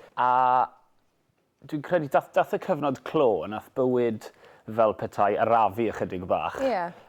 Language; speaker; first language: Welsh; native; Welsh